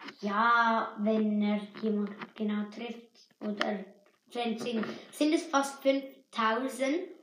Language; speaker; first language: German; native; German